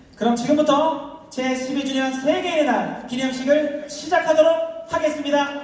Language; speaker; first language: Korean; native; Korean